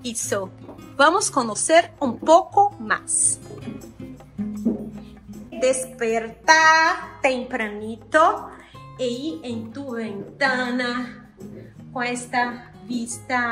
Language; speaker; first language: Spanish; non-native, learner; Portuguese